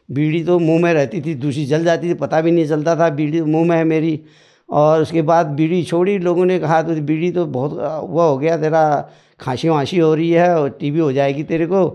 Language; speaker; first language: Hindi; native; Hindi